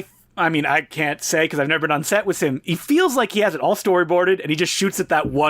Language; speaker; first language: English; native; English